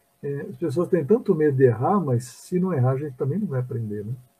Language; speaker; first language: Portuguese; native; Portuguese